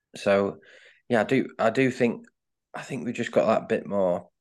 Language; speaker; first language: English; native; English